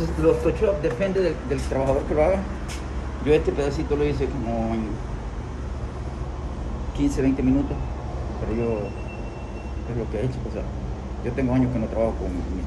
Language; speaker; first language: Spanish; native; Spanish